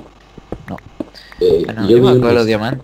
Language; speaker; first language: Spanish; native; Spanish